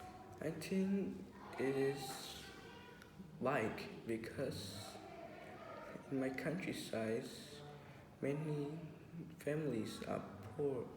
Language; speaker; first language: English; non-native, learner; Vietnamese